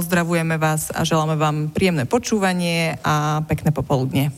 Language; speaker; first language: Slovak; native; Slovak